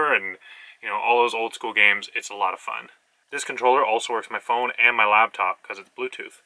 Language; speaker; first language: English; native; English